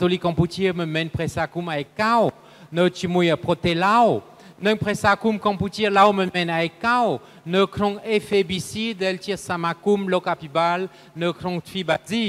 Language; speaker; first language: Khmer; non-native, fluent; French